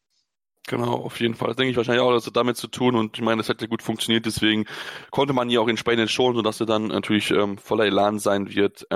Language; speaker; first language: German; native; German